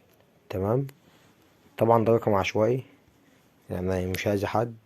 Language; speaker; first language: Arabic; native; Arabic